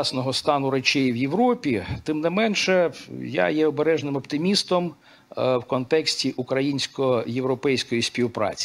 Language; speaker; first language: Ukrainian; native; Ukrainian